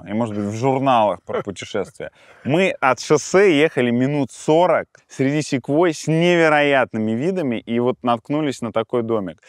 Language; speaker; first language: Russian; native; Russian